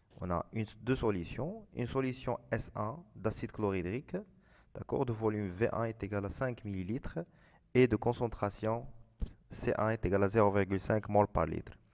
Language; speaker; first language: French; non-native, local second language; Arabic